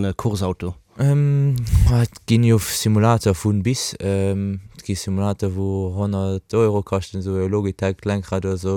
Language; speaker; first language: Luxembourgish; early bilingual, other home language; Portuguese